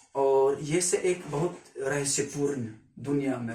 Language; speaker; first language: Hindi; non-native, learner; Swedish